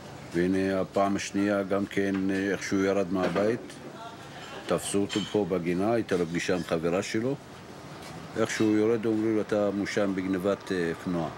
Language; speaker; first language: Hebrew; non-native, fluent; Arabic